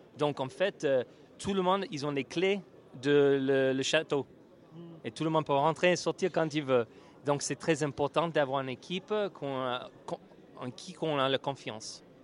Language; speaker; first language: French; non-native, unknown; English